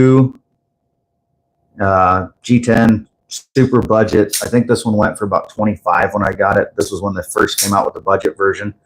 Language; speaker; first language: English; native; English